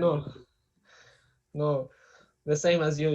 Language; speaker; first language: English; non-native, learner; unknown